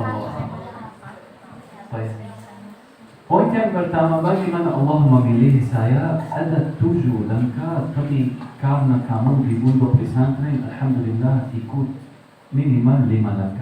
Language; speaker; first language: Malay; non-native, learner; Arabic